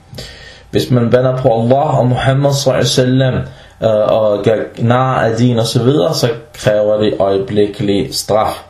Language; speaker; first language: Danish; early bilingual, other home language; Arabic